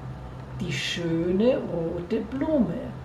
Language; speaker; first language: German; non-native, fluent; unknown